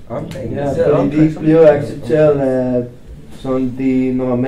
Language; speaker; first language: Danish; non-native, fluent; Romanian